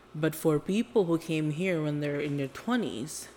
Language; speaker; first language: English; non-native, fluent; Indonesian